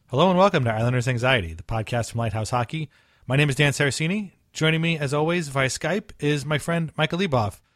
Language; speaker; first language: English; early bilingual, other home language; Italian